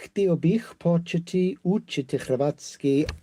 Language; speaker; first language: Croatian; non-native, learner; English